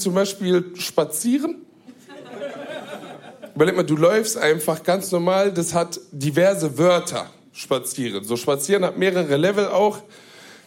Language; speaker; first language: German; native; German